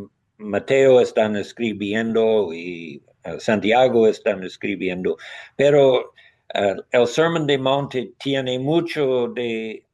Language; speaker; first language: Spanish; non-native, learner; English